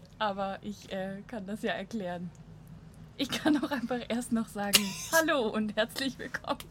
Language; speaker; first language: German; native; German